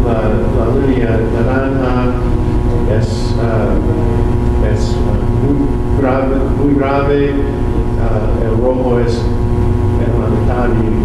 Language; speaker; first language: Spanish; non-native, learner; English